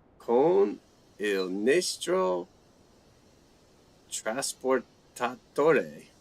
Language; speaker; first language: Italian; non-native, learner; English